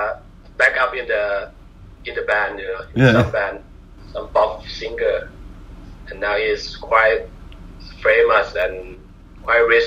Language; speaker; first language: English; non-native, learner; Thai